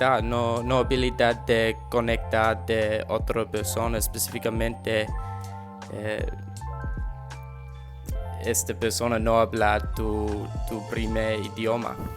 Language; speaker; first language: Spanish; non-native, learner; English